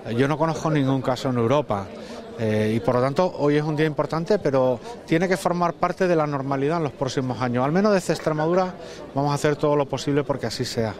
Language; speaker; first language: Spanish; native; Spanish